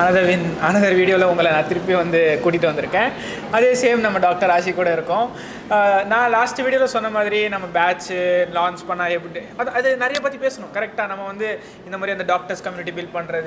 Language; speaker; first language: Tamil; native; Tamil